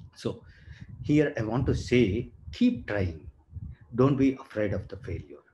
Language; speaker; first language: English; non-native, local second language; Telugu